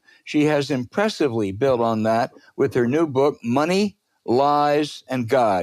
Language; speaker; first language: English; native; English